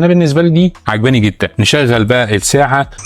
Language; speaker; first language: Arabic; native; Arabic